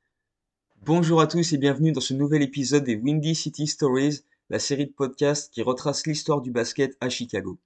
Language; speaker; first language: French; native; French